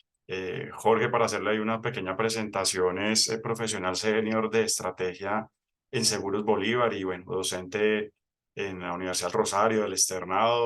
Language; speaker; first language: Spanish; native; Spanish